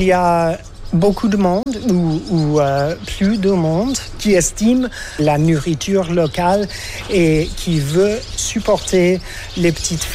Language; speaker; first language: French; non-native, fluent; English